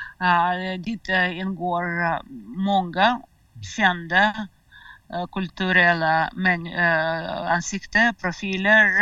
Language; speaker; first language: Swedish; non-native, fluent; Russian